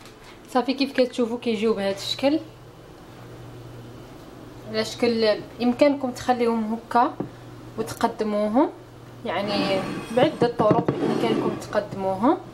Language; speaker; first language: Arabic; native; Arabic